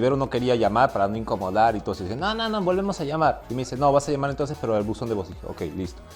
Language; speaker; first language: Spanish; native; Spanish